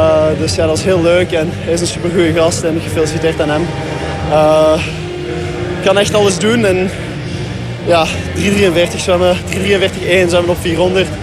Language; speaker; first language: Dutch; non-native, local second language; French